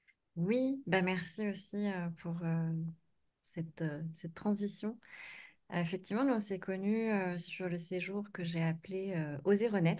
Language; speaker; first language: French; native; French